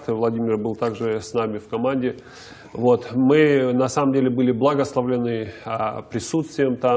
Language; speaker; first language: Russian; native; Russian